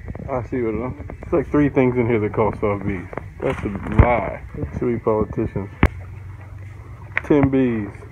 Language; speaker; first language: English; native; English